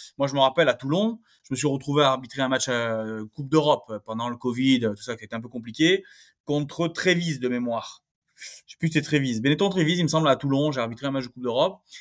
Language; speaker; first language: French; native; French